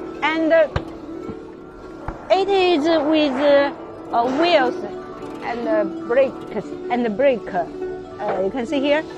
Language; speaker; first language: English; non-native, learner; Chinese